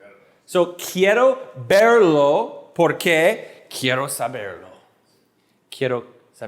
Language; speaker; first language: Spanish; non-native, fluent; English